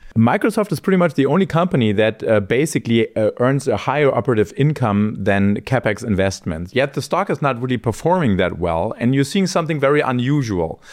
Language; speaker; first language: English; non-native, fluent; German